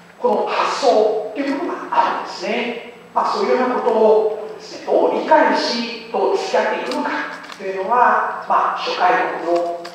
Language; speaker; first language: Japanese; non-native, fluent; Chinese